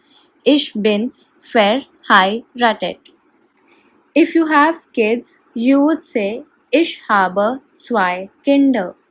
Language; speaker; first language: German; non-native, fluent; Hindi